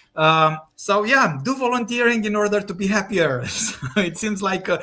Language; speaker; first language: English; non-native, fluent; Romanian